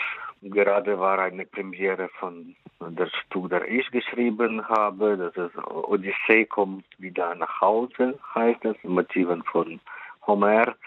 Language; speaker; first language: German; non-native, fluent; Ukrainian